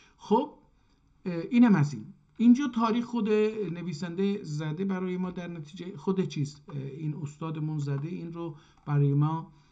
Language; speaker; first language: Persian; non-native, local second language; Azerbaijani